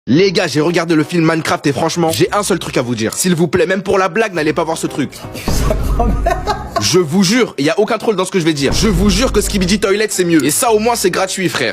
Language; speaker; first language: French; native; French